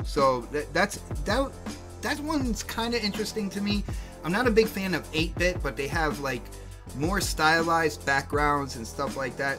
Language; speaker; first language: English; native; English